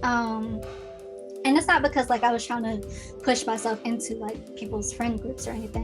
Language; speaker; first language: English; native; English